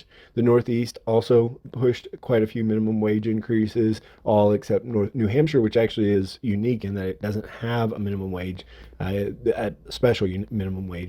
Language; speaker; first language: English; native; English